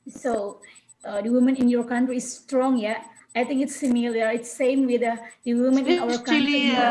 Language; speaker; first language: English; non-native, learner; Indonesian